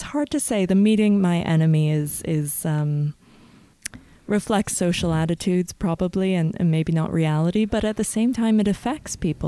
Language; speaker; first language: English; native; English